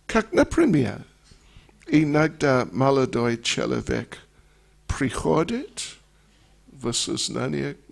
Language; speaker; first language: Russian; non-native, learner; English